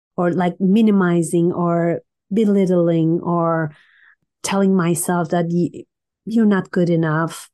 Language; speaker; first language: English; non-native, fluent; Turkish